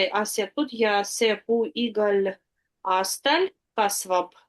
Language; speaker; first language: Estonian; non-native, learner; Russian